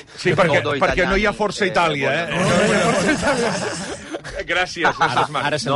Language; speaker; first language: Italian; non-native, learner; Catalan